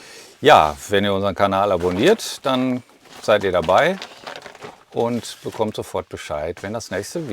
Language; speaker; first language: German; native; German